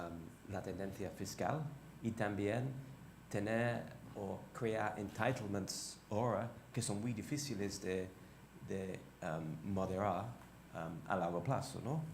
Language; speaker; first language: Spanish; non-native, fluent; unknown